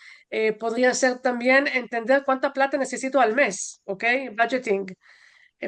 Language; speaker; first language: Spanish; non-native, fluent; Hebrew